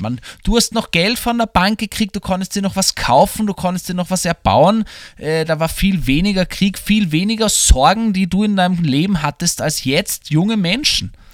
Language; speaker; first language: German; native; German